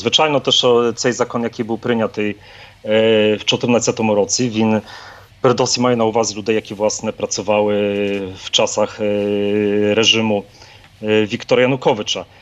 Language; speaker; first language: Polish; non-native, learner; Ukrainian